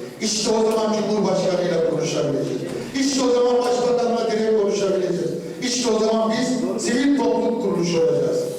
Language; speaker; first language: Turkish; native; Turkish